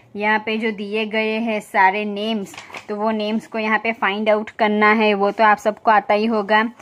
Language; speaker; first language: Hindi; non-native, local second language; Gujarati